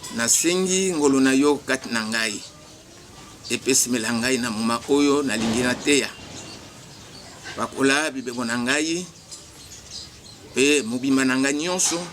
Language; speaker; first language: Lingala; non-native, local second language; Kongo